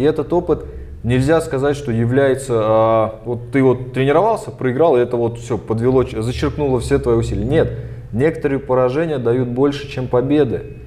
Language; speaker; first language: Russian; early bilingual, other home language; Armenian